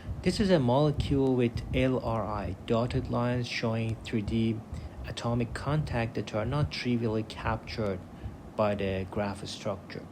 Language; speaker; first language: English; non-native, fluent; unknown